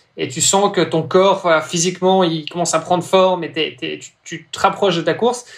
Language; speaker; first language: French; native; French